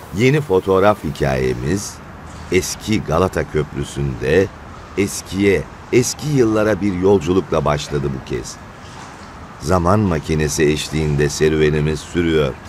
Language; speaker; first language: Turkish; native; Turkish